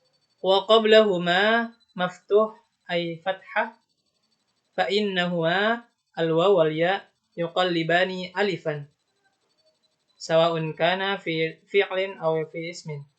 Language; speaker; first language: Arabic; non-native, learner; Indonesian